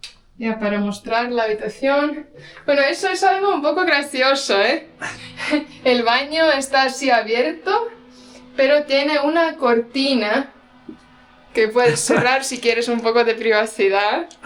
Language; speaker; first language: Spanish; non-native, fluent; Estonian